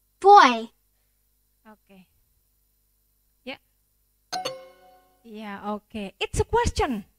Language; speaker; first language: English; non-native, fluent; Indonesian